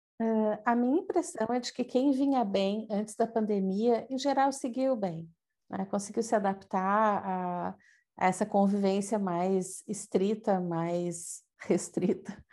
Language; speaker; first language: Portuguese; native; Portuguese